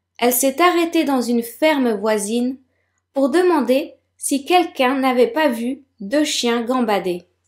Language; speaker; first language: French; native; French